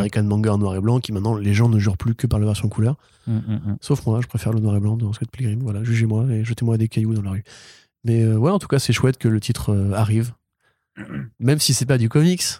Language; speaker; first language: French; native; French